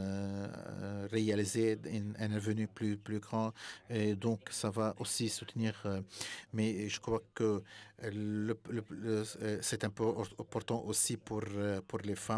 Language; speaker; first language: French; non-native, fluent; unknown